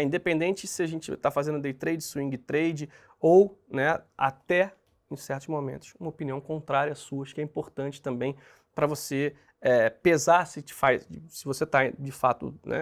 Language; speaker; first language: Portuguese; native; Portuguese